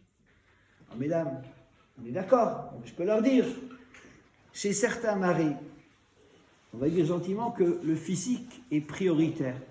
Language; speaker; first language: French; native; French